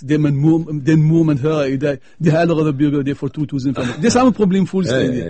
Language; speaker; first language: Danish; non-native, fluent; Arabic